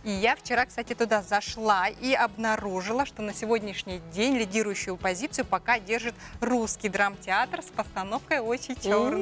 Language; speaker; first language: Russian; native; Russian